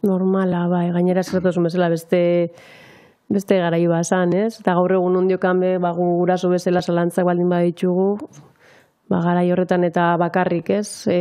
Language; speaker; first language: Basque; native; Basque